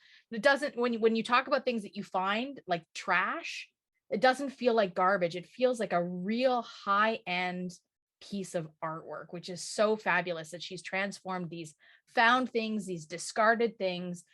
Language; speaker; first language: English; native; English